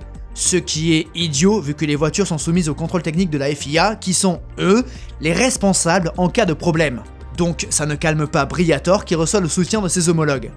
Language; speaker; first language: French; native; French